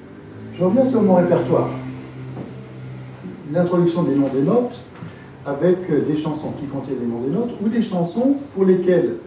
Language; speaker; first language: French; native; French